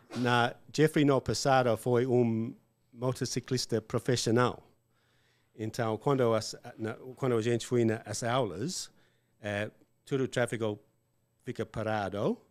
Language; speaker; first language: Portuguese; non-native, learner; English